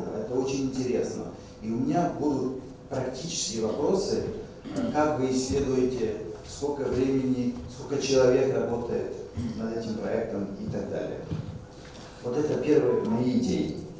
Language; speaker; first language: Russian; non-native, fluent; French